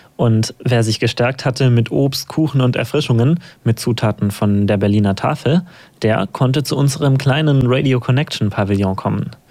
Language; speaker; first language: German; native; German